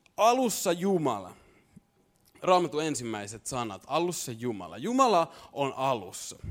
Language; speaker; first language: Finnish; native; Finnish